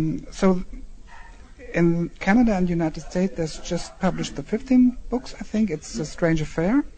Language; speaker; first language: English; non-native, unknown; German